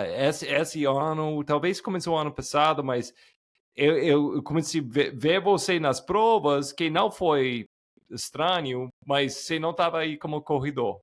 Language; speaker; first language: Portuguese; non-native, fluent; English